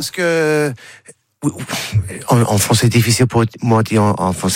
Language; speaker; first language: French; non-native, learner; English